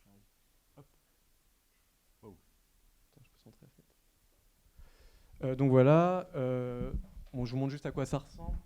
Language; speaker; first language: French; native; French